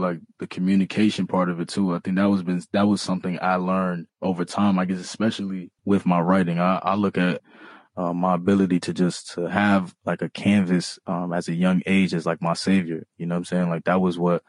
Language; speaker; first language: English; early bilingual, other home language; Bambara